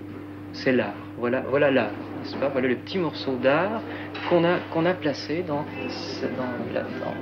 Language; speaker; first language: French; native; French